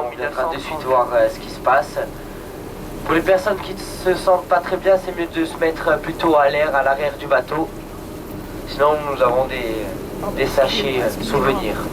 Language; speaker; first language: French; native; French